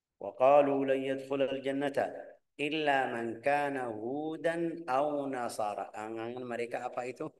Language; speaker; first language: Malay; non-native, fluent; Arabic